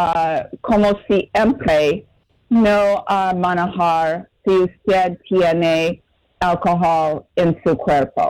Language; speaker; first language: Spanish; non-native, fluent; English